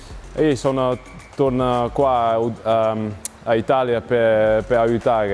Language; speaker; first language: Italian; non-native, learner; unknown